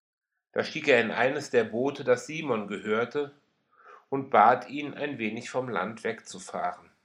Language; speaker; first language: German; native; German